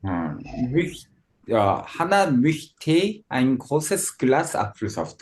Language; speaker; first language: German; non-native, fluent; Korean